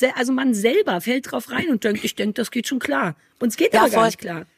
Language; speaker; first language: German; native; German